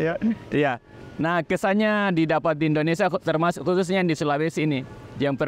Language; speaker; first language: Indonesian; native; Indonesian